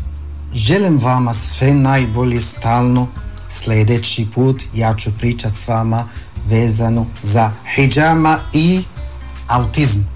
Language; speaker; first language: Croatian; non-native, fluent; Arabic